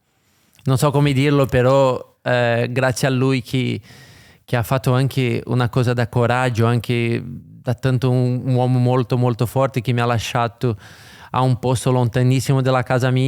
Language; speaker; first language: Italian; non-native, fluent; Portuguese